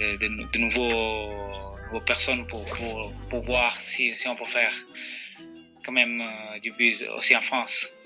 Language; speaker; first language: French; non-native, fluent; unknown